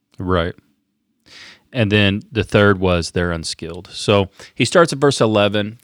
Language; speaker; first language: English; native; English